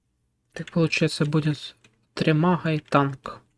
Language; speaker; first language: Russian; native; Russian